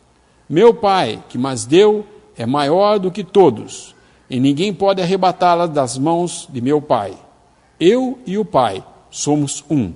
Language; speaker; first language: Portuguese; native; Portuguese